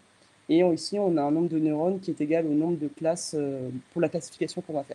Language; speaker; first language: French; native; French